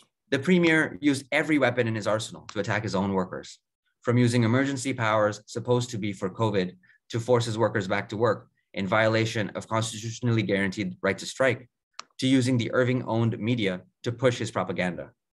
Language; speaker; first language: English; native; English